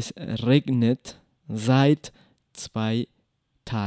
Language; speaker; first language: German; non-native, fluent; Spanish